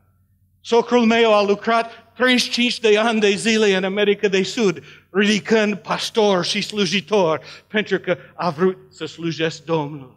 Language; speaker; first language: Romanian; non-native, learner; English